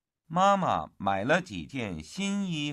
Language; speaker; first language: Chinese; non-native, learner; Vietnamese